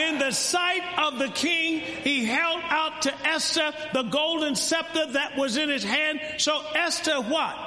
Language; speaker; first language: English; native; English